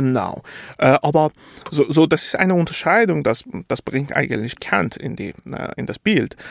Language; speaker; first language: German; non-native, fluent; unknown